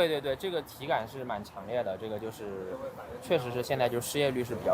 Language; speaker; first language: Chinese; native; Chinese